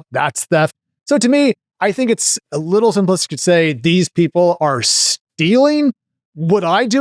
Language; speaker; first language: English; native; English